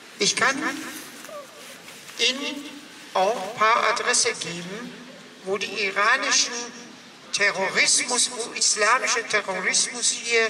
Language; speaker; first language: German; non-native, fluent; Persian